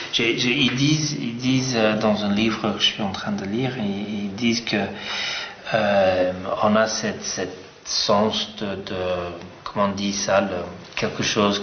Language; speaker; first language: French; non-native, fluent; English